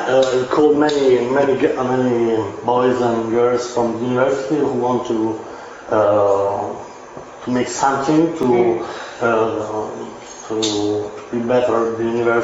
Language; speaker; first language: English; non-native, learner; Italian